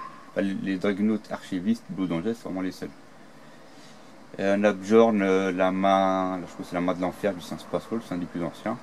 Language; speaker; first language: French; native; French